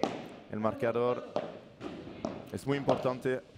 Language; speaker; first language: Spanish; non-native, learner; French